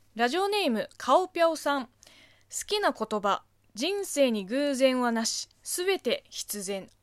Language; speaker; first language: Japanese; non-native, fluent; Chinese